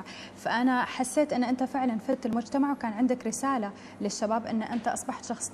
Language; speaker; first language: Arabic; native; Arabic